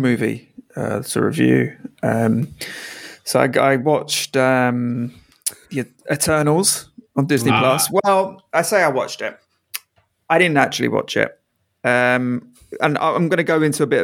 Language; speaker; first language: English; native; English